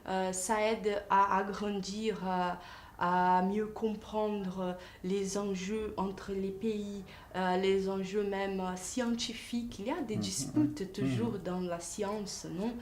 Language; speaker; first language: French; non-native, fluent; Portuguese